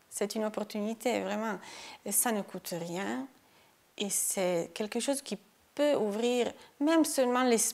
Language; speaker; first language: French; non-native, local second language; Italian